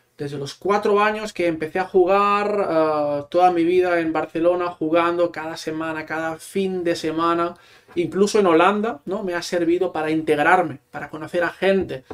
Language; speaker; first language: Spanish; non-native, local second language; Catalan